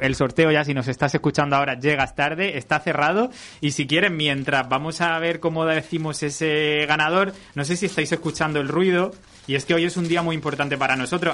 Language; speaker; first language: Spanish; native; Spanish